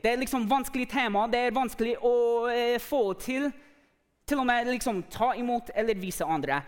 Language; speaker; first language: Norwegian; non-native, fluent; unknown